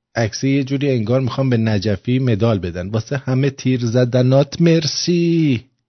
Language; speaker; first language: Persian; native; Persian